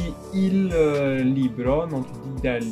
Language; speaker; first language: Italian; non-native, fluent; French